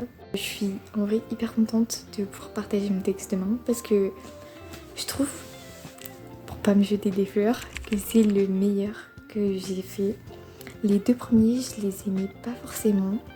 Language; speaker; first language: French; native; French